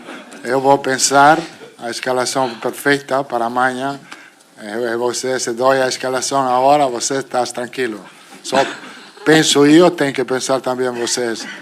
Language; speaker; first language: Portuguese; non-native, fluent; Italian